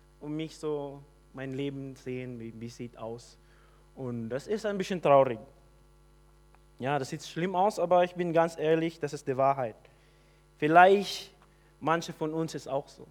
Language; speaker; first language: German; non-native, learner; Filipino